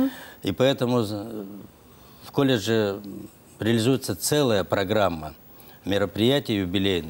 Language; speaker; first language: Russian; native; Russian